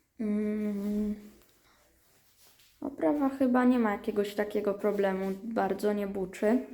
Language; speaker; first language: Polish; native; Polish